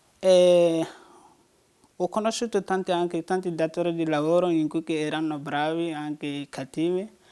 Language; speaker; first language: Italian; non-native, learner; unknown